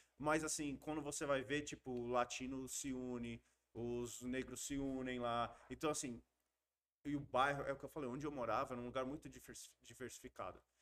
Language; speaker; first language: Portuguese; early bilingual, heritage; Portuguese